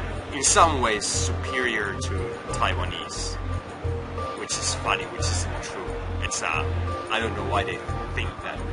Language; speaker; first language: English; non-native, fluent; Finnish